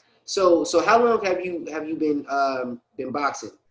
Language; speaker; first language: English; native; English